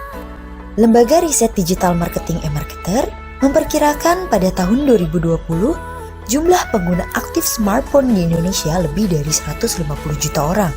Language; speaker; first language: Indonesian; native; Indonesian